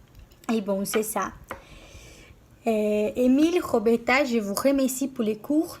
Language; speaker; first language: French; non-native, learner; Portuguese